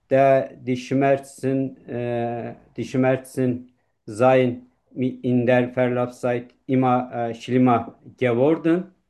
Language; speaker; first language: German; non-native, learner; Turkish